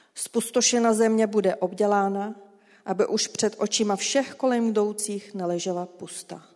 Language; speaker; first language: Czech; native; Czech